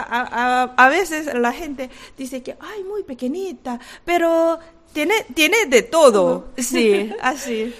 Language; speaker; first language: Spanish; non-native, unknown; Korean